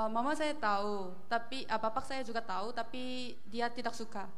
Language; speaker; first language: Indonesian; non-native, learner; Korean